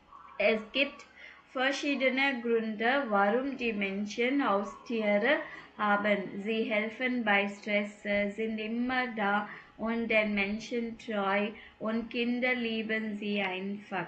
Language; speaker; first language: German; non-native, fluent; Tamil